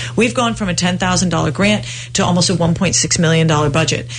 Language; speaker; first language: English; native; English